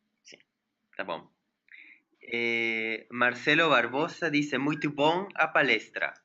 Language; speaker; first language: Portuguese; non-native, learner; Spanish